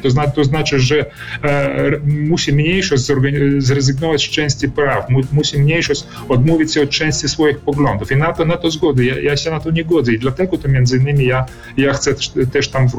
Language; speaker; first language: Polish; early bilingual, heritage; Polish